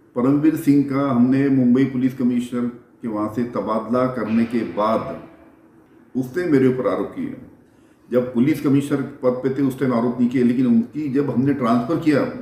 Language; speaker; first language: Hindi; non-native, local second language; Marathi